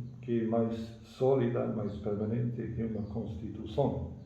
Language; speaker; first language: Portuguese; non-native, fluent; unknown